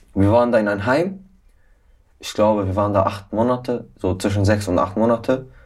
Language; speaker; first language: German; early bilingual, other home language; Arabic